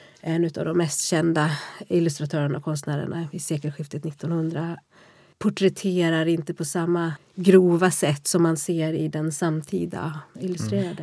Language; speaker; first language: Swedish; native; Swedish